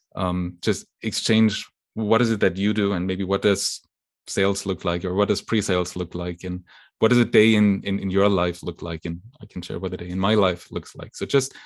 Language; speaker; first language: English; non-native, fluent; German